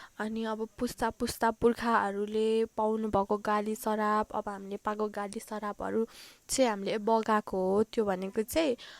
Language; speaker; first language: Nepali; native; Nepali